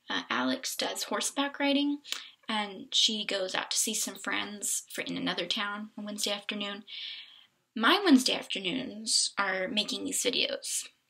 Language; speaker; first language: English; native; English